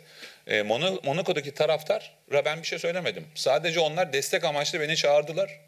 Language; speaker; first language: Turkish; native; Turkish